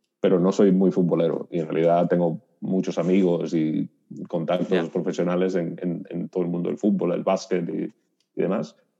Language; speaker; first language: Spanish; native; Spanish